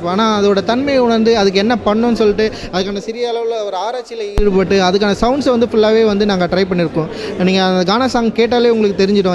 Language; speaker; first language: Tamil; native; Tamil